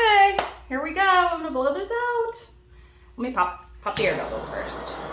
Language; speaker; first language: English; native; English